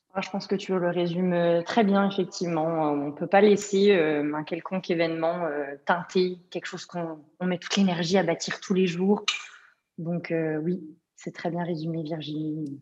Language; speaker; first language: French; native; French